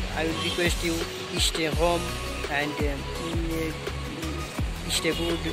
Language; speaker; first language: English; non-native, learner; Bangla